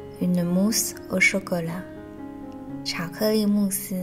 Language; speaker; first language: French; non-native, fluent; Chinese